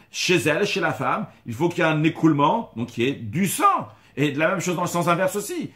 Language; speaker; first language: French; native; French